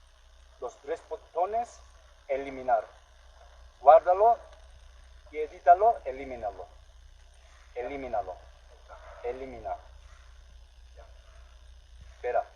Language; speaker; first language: Spanish; non-native, learner; English